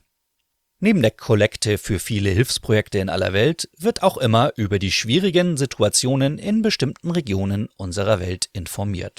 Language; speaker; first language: German; native; German